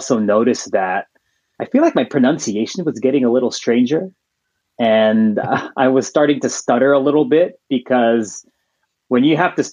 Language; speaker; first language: English; native; English